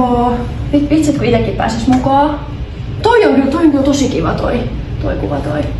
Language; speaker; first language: Finnish; native; Finnish